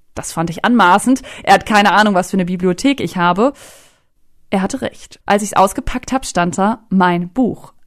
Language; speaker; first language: German; native; German